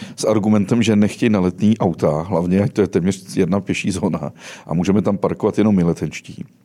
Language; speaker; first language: Czech; native; Czech